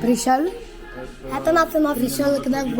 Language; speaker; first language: Russian; native; Russian